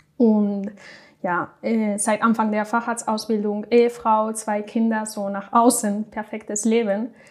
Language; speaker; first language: German; non-native, fluent; Spanish